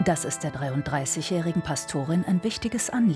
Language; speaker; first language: German; native; German